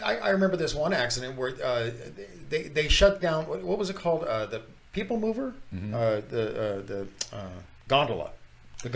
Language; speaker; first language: English; native; English